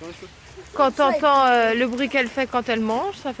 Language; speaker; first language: French; native; French